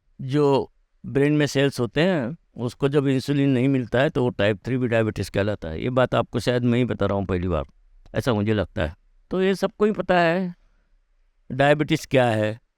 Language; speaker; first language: Hindi; native; Hindi